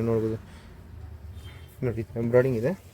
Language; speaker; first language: Kannada; non-native, local second language; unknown